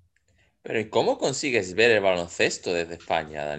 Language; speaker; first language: Spanish; native; Spanish